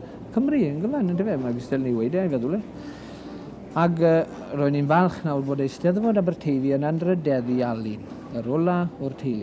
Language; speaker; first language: Welsh; native; Welsh